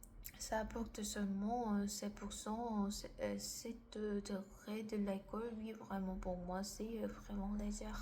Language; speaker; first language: French; non-native, learner; Korean